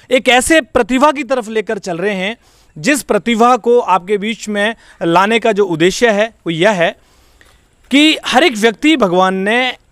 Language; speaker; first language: Hindi; native; Hindi